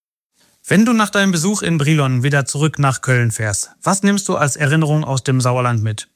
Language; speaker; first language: German; native; German